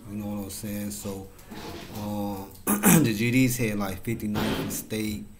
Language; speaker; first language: English; native; English